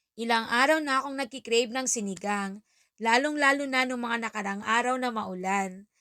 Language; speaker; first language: Filipino; native; Filipino